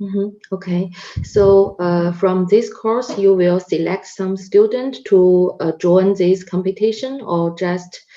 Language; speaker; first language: English; non-native, local second language; Chinese